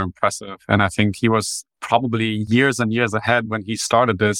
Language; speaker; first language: English; non-native, fluent; German